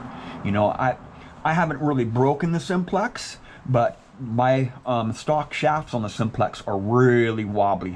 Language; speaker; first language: English; native; English